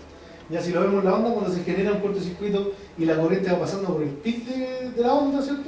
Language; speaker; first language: Spanish; native; Spanish